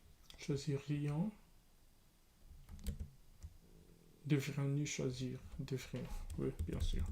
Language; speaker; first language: French; non-native, learner; English